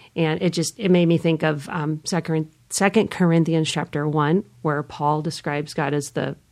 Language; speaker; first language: English; native; English